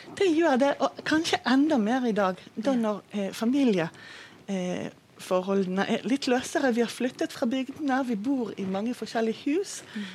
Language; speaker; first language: Norwegian; non-native, fluent; Hebrew